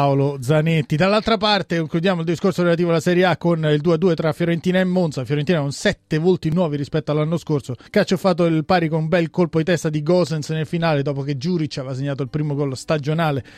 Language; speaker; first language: Italian; native; Italian